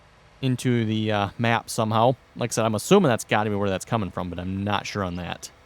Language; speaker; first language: English; native; English